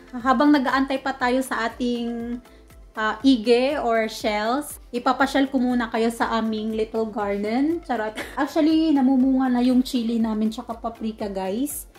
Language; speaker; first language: Filipino; non-native, local second language; Cebuano